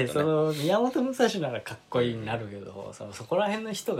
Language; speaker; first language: Japanese; native; Japanese